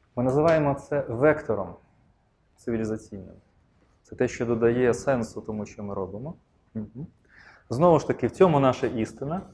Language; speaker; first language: Ukrainian; non-native, local second language; Russian